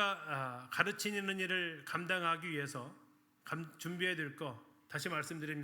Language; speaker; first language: Korean; native; Korean